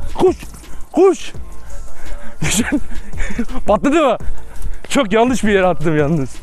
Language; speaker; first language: Turkish; native; Turkish